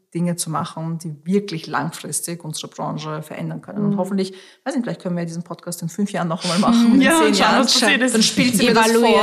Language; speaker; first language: German; early bilingual, other home language; Russian